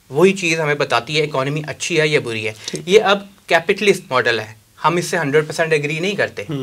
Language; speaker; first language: Urdu; native; Urdu